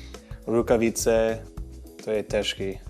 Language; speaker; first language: Czech; non-native, learner; English